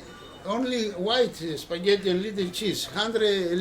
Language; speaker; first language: English; non-native, learner; Greek